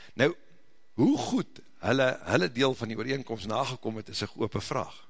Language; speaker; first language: Afrikaans; native; Afrikaans